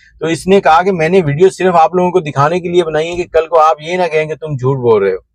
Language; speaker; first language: Urdu; non-native, local second language; Punjabi